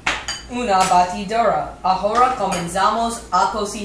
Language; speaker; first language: Spanish; non-native, learner; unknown